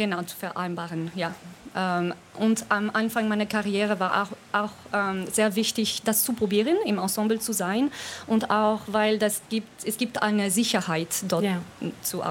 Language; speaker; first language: German; non-native, fluent; French